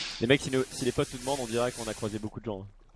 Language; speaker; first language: French; native; French